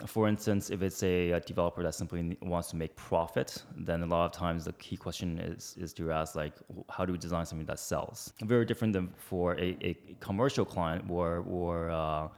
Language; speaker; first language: English; early bilingual, other home language; Chinese